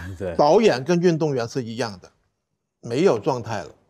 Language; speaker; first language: Chinese; non-native, fluent; Cantonese